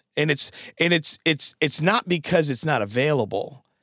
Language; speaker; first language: English; native; English